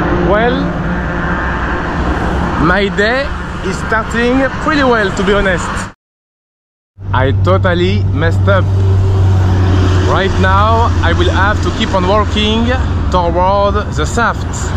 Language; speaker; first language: English; non-native, fluent; French